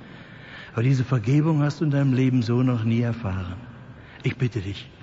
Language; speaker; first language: German; native; German